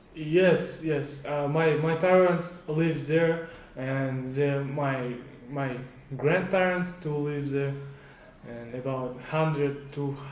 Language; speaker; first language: English; non-native, learner; Kazakh